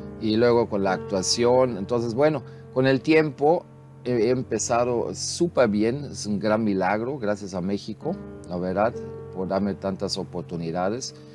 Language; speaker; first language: Spanish; non-native, fluent; German